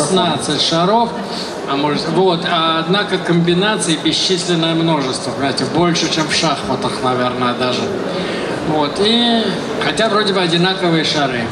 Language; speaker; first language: Russian; native; Russian